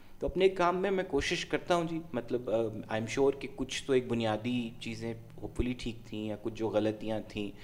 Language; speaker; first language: Urdu; non-native, local second language; Punjabi